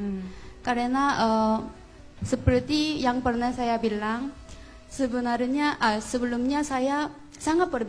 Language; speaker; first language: Indonesian; non-native, fluent; Korean